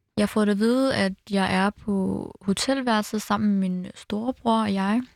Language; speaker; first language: Danish; early bilingual, other home language; Arabic